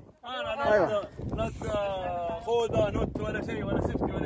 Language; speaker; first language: Arabic; native; Arabic